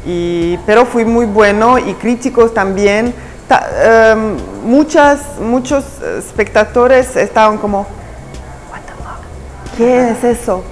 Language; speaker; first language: Spanish; non-native, fluent; Italian